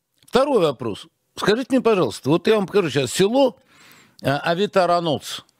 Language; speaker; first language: Russian; native; Russian